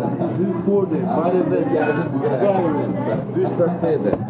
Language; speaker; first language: Norwegian; non-native, learner; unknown